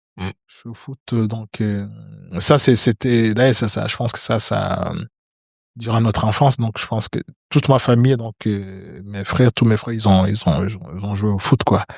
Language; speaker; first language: French; non-native, local second language; Rundi